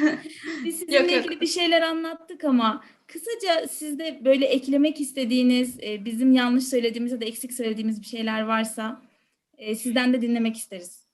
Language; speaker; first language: Turkish; native; Turkish